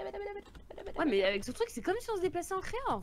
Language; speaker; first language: French; native; French